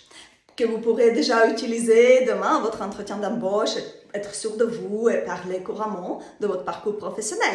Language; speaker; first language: French; non-native, fluent; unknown